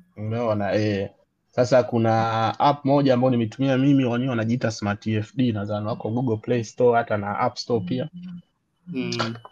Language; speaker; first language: Swahili; native; Swahili